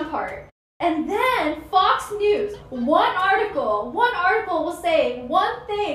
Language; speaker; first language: English; native; English